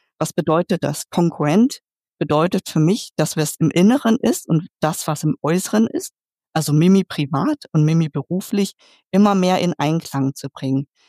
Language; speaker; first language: German; early bilingual, other home language; Vietnamese